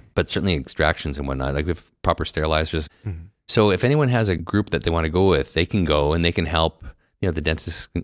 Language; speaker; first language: English; native; English